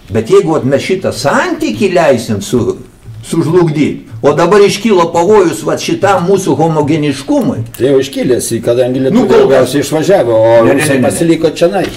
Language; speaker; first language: Lithuanian; native; Lithuanian